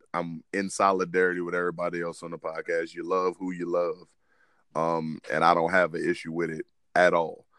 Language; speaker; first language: English; native; English